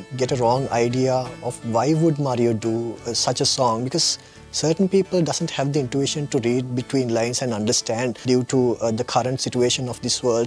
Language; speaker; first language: English; non-native, local second language; Sinhala